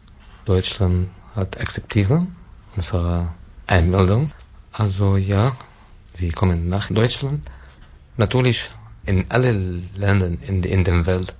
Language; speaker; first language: German; non-native, learner; Arabic